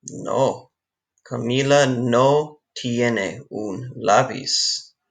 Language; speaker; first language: Spanish; non-native, fluent; English